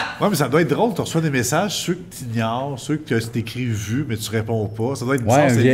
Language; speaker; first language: French; native; French